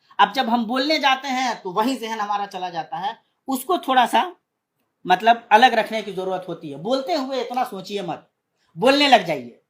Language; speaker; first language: Urdu; native; Urdu